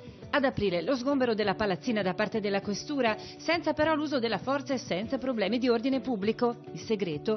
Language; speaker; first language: Italian; native; Italian